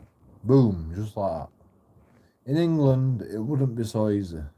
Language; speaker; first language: English; native; English